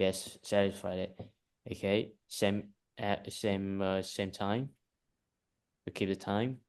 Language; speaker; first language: English; non-native, fluent; Vietnamese